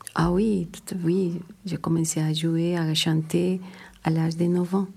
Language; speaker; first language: French; non-native, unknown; Spanish